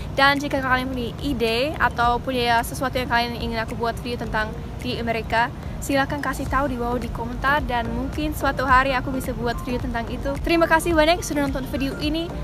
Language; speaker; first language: Indonesian; early bilingual, other home language; English